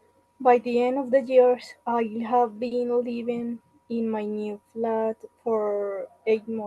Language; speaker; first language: English; non-native, learner; Spanish